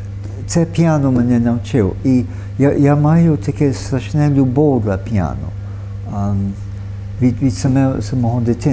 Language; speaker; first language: Ukrainian; early bilingual, heritage; Ukrainian